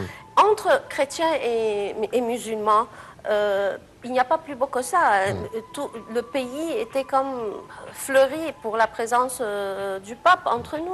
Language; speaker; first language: French; non-native, fluent; Arabic